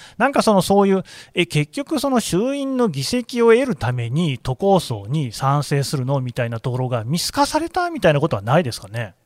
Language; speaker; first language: Japanese; native; Japanese